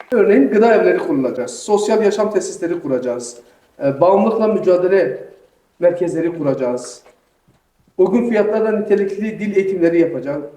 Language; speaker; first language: Turkish; native; Turkish